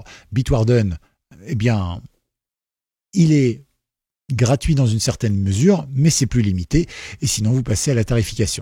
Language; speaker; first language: French; native; French